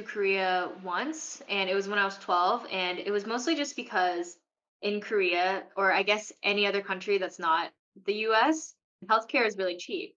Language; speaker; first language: English; early bilingual, other home language; Korean